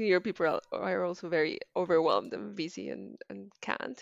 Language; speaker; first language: English; non-native, fluent; Spanish